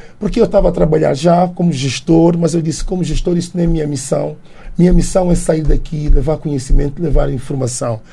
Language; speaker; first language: Portuguese; native; Portuguese